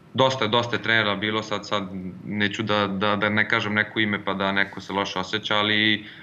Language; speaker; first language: Serbian; early bilingual, other home language; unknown